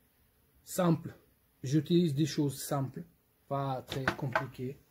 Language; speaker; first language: French; non-native, fluent; Portuguese